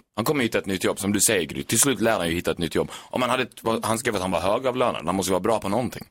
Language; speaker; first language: Swedish; native; Swedish